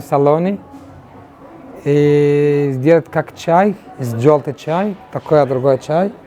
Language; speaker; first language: Russian; non-native, learner; Arabic